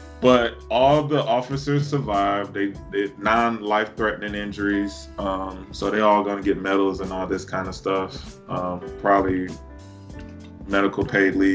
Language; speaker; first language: English; native; English